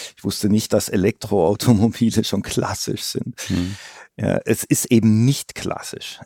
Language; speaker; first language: German; native; German